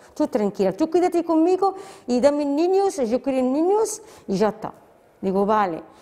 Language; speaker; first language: Spanish; non-native, learner; Arabic